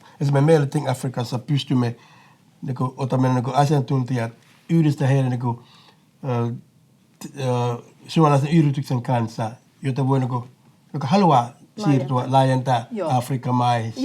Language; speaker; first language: Finnish; non-native, fluent; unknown